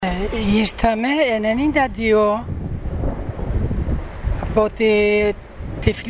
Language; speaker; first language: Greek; early bilingual, heritage; Greek